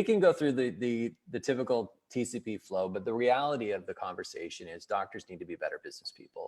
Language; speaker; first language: English; native; English